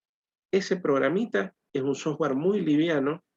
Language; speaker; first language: Spanish; native; Spanish